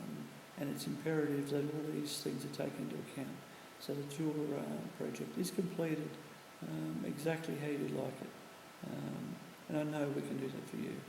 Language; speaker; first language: English; native; English